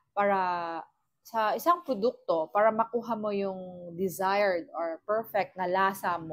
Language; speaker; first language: Filipino; non-native, local second language; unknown